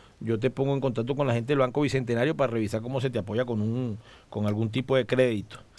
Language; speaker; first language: Spanish; native; Spanish